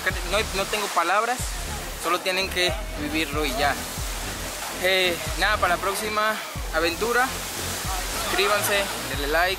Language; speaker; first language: Spanish; native; Spanish